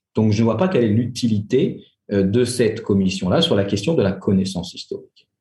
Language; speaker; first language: French; native; French